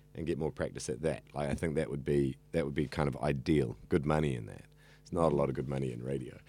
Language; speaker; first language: English; native; English